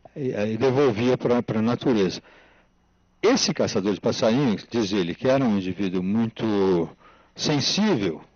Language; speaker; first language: Portuguese; native; Portuguese